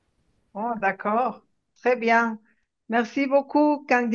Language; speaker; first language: French; non-native, fluent; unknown